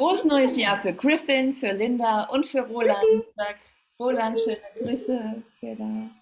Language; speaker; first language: German; native; German